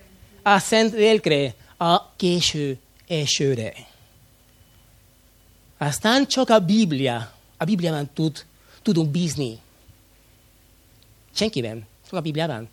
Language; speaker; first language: Hungarian; non-native, fluent; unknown